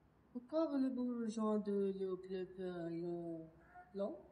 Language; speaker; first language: French; non-native, learner; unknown